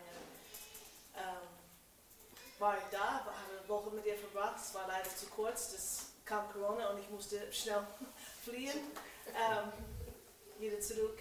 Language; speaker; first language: German; non-native, fluent; English